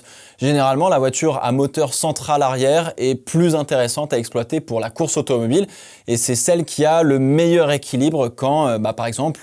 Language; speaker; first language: French; native; French